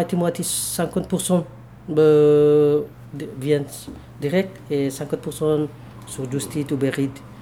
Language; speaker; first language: French; non-native, learner; Bangla